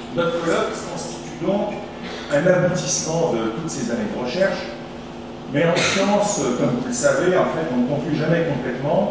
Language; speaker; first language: French; native; French